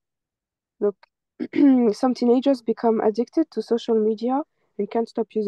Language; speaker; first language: English; non-native, fluent; French